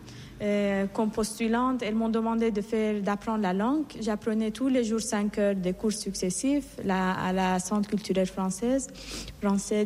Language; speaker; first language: French; non-native, fluent; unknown